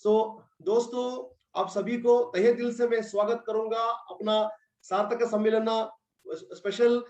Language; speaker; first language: Hindi; non-native, local second language; Kannada